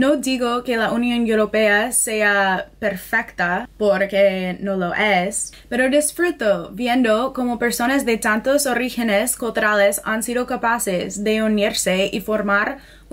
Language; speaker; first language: Spanish; non-native, fluent; English